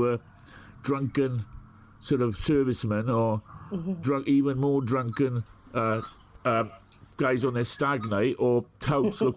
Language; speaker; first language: English; native; English